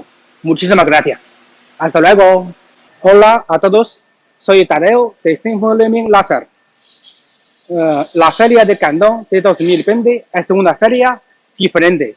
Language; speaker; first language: Spanish; non-native, learner; Chinese